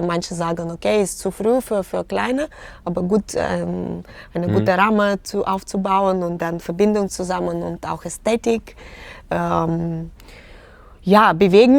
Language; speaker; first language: German; non-native, learner; Russian